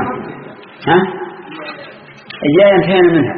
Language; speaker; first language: Arabic; native; Arabic